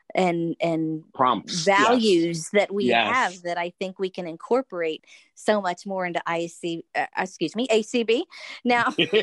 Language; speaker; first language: English; native; English